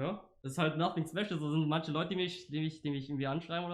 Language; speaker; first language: German; native; German